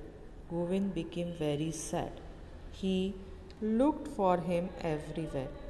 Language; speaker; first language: English; non-native, local second language; Hindi